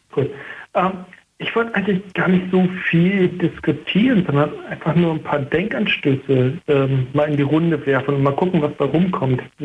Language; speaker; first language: German; native; German